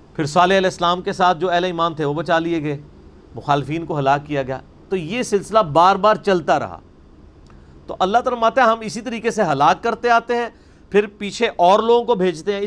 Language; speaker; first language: Urdu; non-native, local second language; Punjabi